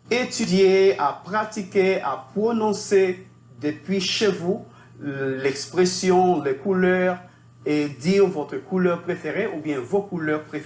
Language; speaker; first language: French; non-native, fluent; Spanish